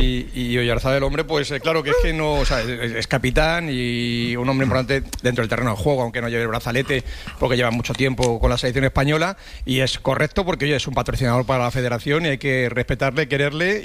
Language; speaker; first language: Spanish; native; Spanish